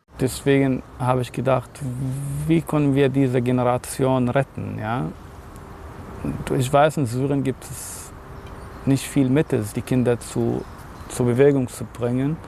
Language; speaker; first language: German; non-native, fluent; Arabic